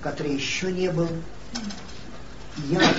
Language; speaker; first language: Polish; non-native, learner; Russian